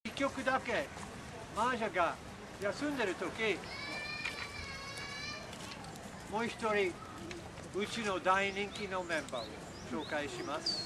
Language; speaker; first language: Japanese; non-native, fluent; English